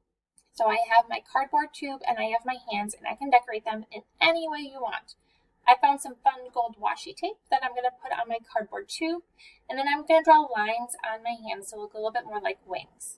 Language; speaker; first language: English; native; English